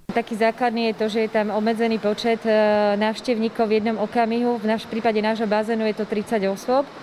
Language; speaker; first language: Slovak; native; Slovak